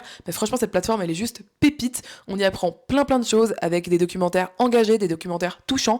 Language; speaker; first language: French; native; French